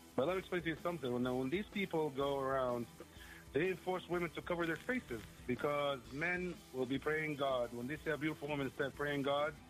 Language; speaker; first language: English; non-native, fluent; Arabic